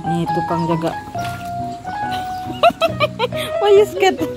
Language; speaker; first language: English; non-native, local second language; Malay